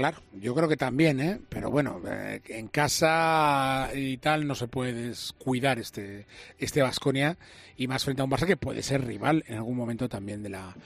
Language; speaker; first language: Spanish; native; Spanish